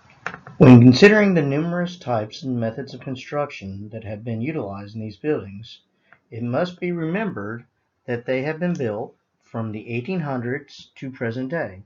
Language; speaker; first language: English; native; English